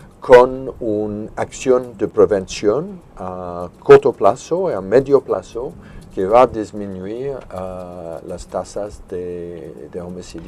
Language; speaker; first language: Spanish; non-native, fluent; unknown